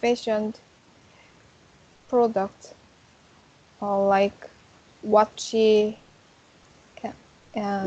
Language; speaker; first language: English; non-native, learner; Korean